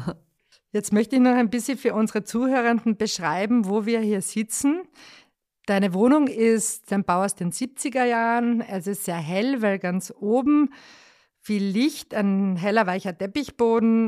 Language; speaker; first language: German; native; German